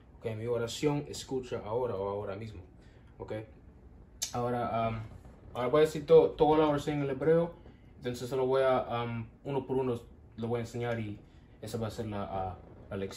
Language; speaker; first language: Spanish; non-native, learner; English